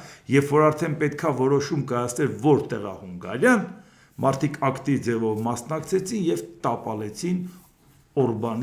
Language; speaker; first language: Armenian; native; Armenian